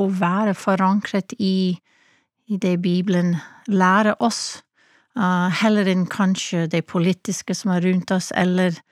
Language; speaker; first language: Norwegian; non-native, fluent; English